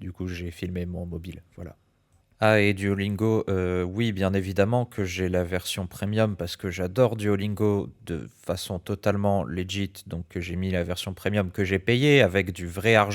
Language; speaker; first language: French; native; French